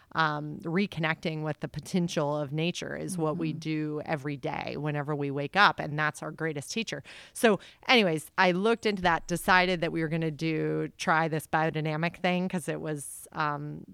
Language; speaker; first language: English; native; English